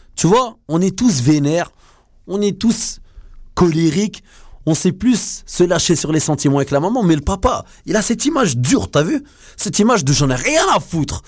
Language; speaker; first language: French; native; French